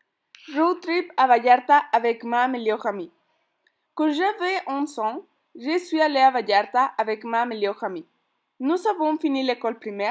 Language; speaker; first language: French; non-native, learner; Spanish